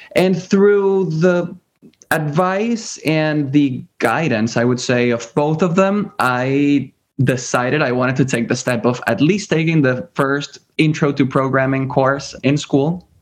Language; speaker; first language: English; early bilingual, other home language; Spanish